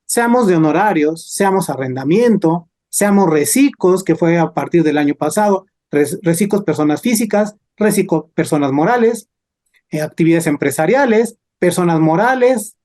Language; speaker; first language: Spanish; native; Spanish